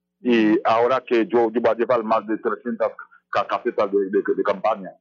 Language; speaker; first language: Spanish; non-native, fluent; Haitian Creole